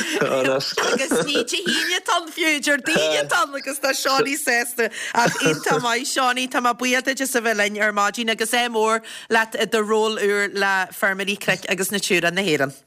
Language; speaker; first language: Irish; native; Irish